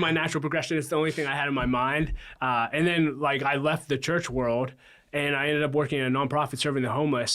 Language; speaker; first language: English; native; English